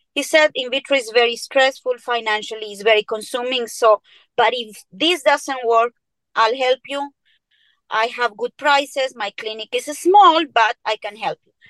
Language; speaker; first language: English; non-native, fluent; Spanish